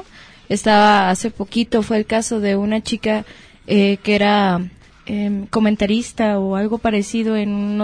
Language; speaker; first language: Spanish; native; Spanish